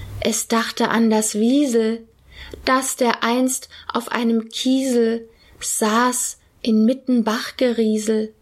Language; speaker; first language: German; native; German